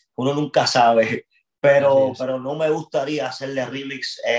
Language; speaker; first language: Spanish; native; Spanish